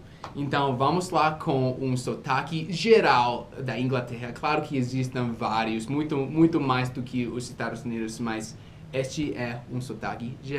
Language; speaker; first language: Portuguese; non-native, fluent; English